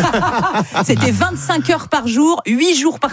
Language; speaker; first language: French; native; French